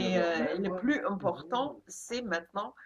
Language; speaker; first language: French; non-native, learner; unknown